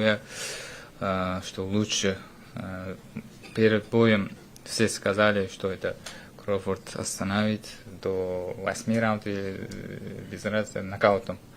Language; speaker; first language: Russian; non-native, fluent; Uzbek